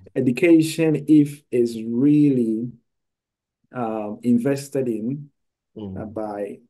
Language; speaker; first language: English; non-native, local second language; Akan